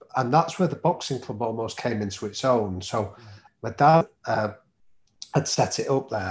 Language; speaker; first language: English; native; English